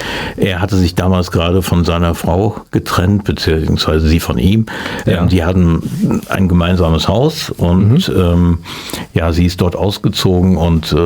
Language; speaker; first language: German; native; German